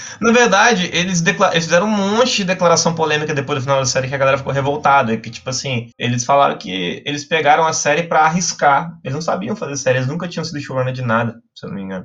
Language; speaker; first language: Portuguese; native; Portuguese